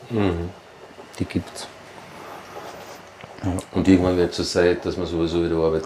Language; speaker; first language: German; native; German